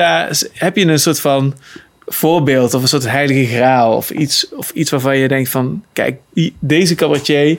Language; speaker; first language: Dutch; native; Dutch